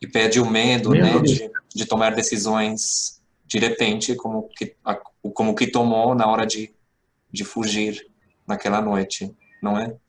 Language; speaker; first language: Portuguese; non-native, fluent; Hungarian